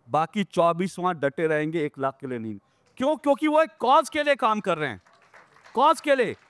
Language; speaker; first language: Hindi; native; Hindi